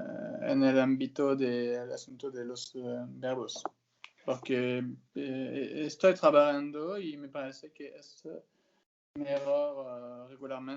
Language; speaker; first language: Spanish; non-native, fluent; French